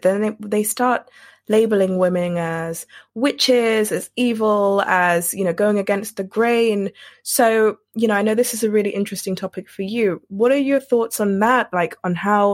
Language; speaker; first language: English; native; English